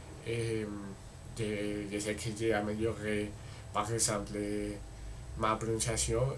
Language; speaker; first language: French; non-native, learner; Spanish